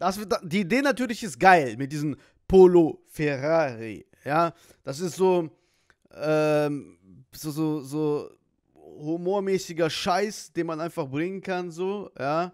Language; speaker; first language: German; native; German